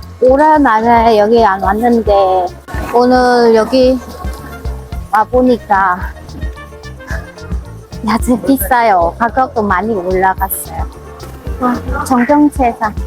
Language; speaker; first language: Korean; non-native, learner; Vietnamese